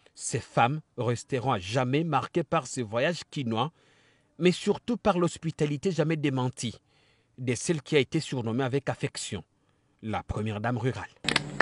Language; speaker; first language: French; non-native, local second language; Lingala